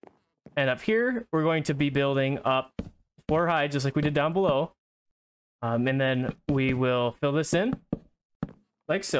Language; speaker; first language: English; native; English